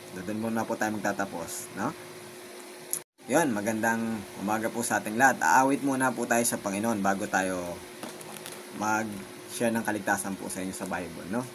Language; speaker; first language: Filipino; non-native, local second language; Bikol